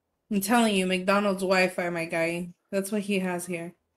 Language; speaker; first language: English; early bilingual, other home language; Spanish